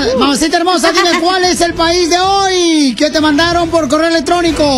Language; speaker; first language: Spanish; native; Spanish